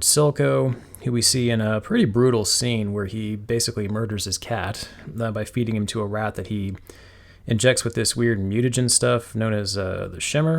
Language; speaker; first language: English; native; English